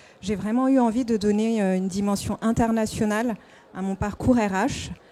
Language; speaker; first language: French; non-native, local second language; Malagasy